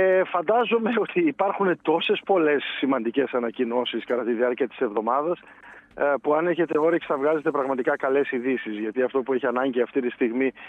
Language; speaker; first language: Greek; native; Greek